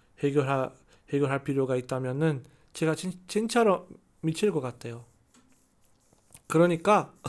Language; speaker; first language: Korean; non-native, learner; Chinese